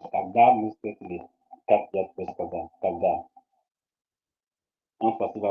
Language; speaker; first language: Russian; non-native, learner; English